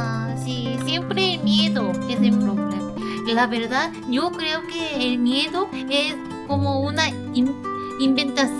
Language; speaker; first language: Spanish; non-native, learner; Korean